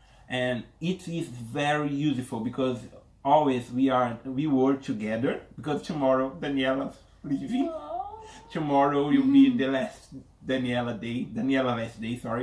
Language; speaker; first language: English; non-native, learner; Portuguese